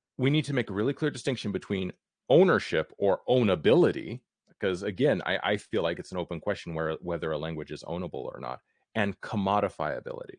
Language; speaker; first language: English; native; English